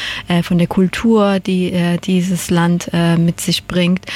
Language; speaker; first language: German; non-native, fluent; Persian